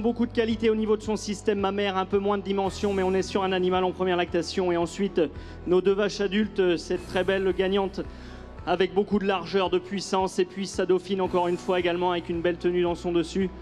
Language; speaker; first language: French; native; French